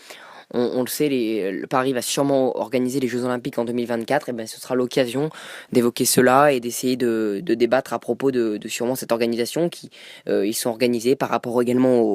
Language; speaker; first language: French; native; French